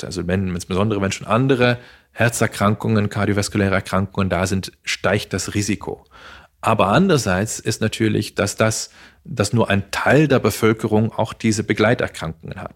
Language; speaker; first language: German; non-native, fluent; Dutch